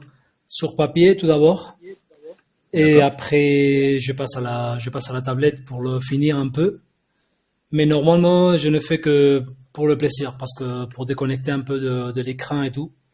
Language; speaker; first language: French; non-native, fluent; Spanish